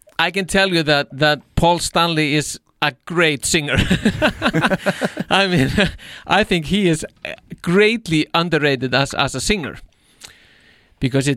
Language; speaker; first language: English; non-native, fluent; Icelandic